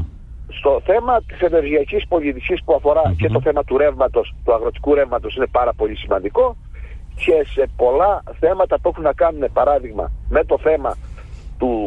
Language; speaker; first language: Greek; native; Greek